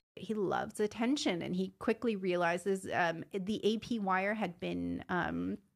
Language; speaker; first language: English; native; English